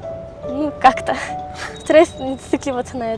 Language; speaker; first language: Russian; native; Russian